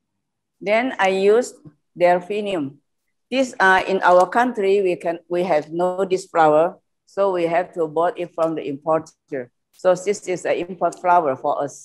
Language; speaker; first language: English; non-native, learner; Indonesian